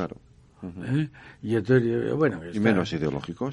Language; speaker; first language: Spanish; native; Spanish